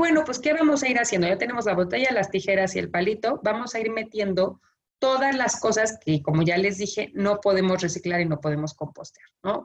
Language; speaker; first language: Spanish; native; Spanish